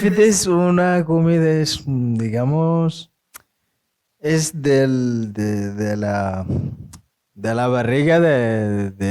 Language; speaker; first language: Spanish; non-native, fluent; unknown